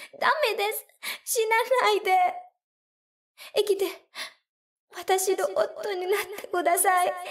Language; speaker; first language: Japanese; non-native, fluent; English